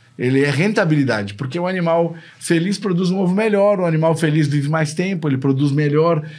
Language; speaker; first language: Portuguese; native; Portuguese